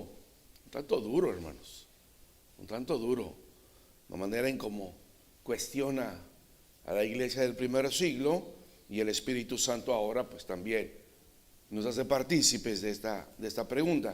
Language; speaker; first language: Spanish; native; Spanish